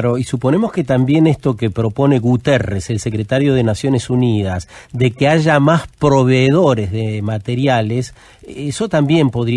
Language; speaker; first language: Spanish; native; Spanish